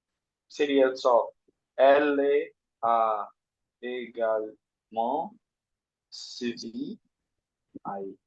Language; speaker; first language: French; non-native, learner; Portuguese